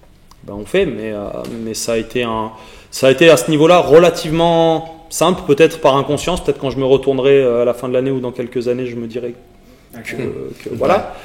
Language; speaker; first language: French; native; French